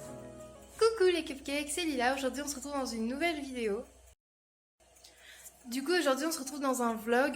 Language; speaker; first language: French; native; French